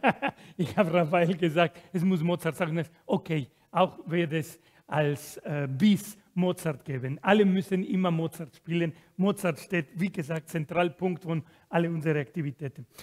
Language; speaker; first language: German; non-native, fluent; Spanish